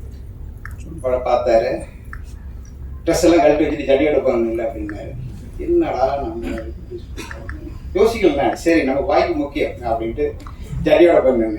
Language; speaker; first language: Tamil; native; Tamil